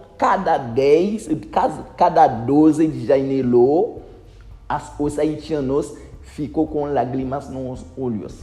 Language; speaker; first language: Portuguese; non-native, learner; Haitian Creole